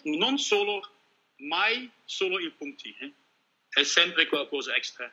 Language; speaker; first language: Italian; non-native, learner; Dutch